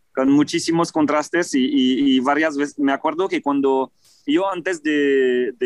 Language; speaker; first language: Spanish; non-native, fluent; French